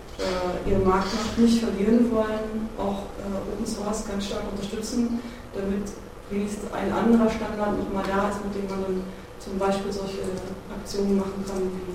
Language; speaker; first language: German; native; German